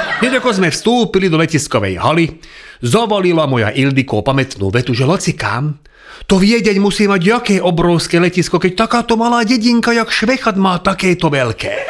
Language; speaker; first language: Slovak; non-native, local second language; Hungarian